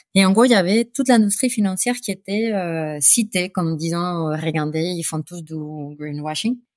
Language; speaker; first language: French; non-native, fluent; Spanish